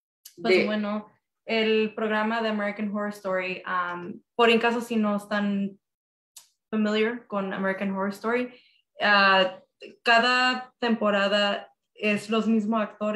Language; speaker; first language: Spanish; early bilingual, heritage; Spanish